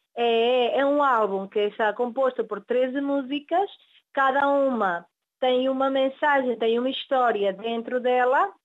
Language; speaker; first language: Portuguese; early bilingual, heritage; Spanish